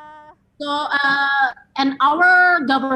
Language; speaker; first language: English; non-native, fluent; Indonesian